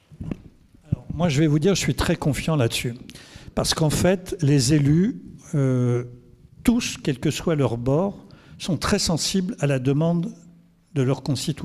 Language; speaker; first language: French; native; French